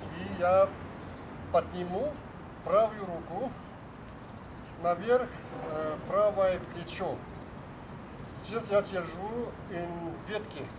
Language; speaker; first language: Russian; non-native, learner; Chinese